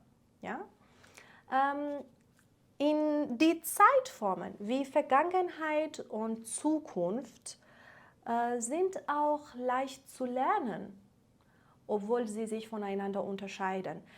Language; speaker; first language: German; non-native, fluent; Persian